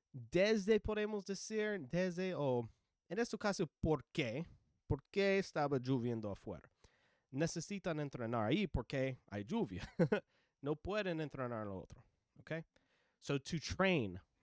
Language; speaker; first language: Spanish; non-native, learner; English